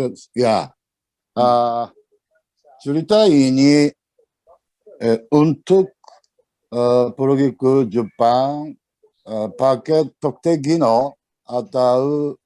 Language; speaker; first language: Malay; non-native, learner; Japanese